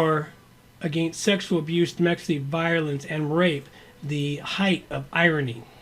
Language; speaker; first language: English; native; English